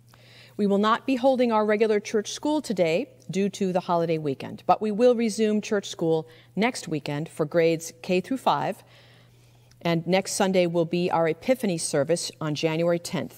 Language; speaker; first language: English; native; English